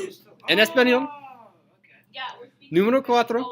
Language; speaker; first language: Spanish; non-native, learner; English